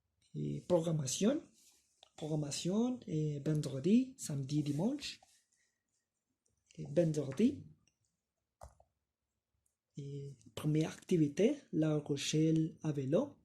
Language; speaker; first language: French; non-native, learner; Spanish